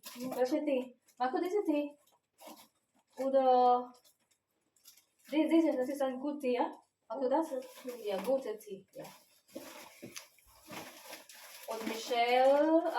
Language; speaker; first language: German; non-native, learner; Filipino